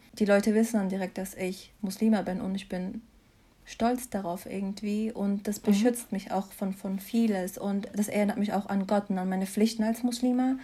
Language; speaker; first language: German; early bilingual, other home language; Turkish